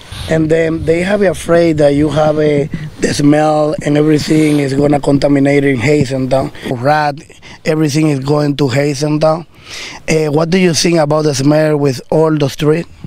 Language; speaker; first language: English; non-native, learner; Spanish